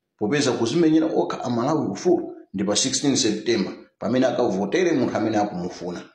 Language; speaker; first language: Nyanja; native; Nyanja